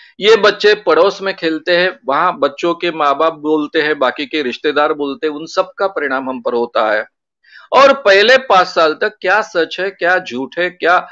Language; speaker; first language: Hindi; non-native, local second language; Marathi